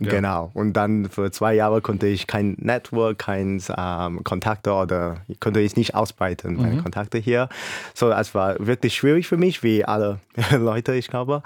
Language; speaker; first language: German; non-native, fluent; English